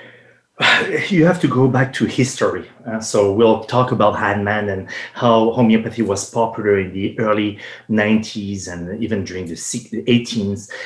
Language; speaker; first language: English; non-native, fluent; French